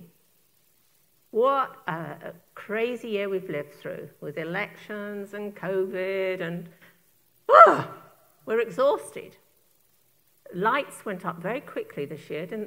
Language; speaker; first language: English; native; English